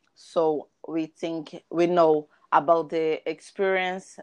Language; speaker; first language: English; non-native, learner; Portuguese